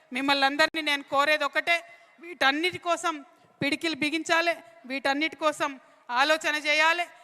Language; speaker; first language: Telugu; native; Telugu